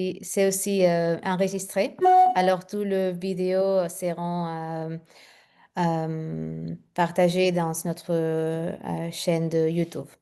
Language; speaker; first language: French; non-native, fluent; Spanish